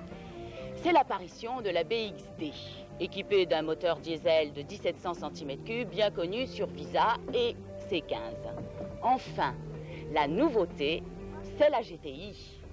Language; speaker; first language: French; native; French